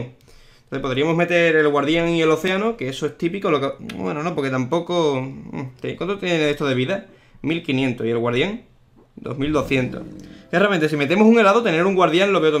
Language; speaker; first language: Spanish; native; Spanish